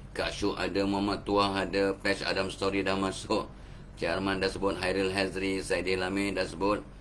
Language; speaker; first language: Malay; native; Malay